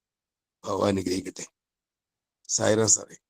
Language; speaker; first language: Malayalam; native; Malayalam